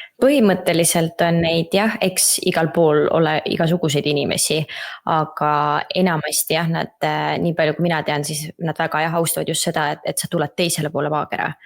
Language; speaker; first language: Estonian; native; Estonian